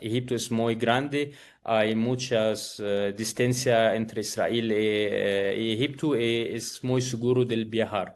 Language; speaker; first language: Spanish; non-native, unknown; Arabic